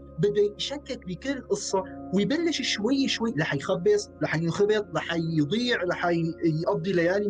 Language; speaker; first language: Arabic; native; Arabic